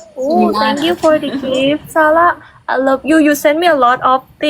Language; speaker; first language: English; non-native, learner; Thai